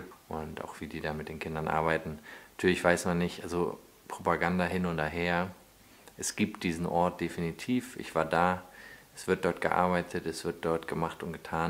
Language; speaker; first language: German; native; German